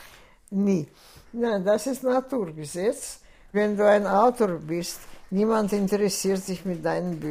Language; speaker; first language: German; non-native, fluent; Russian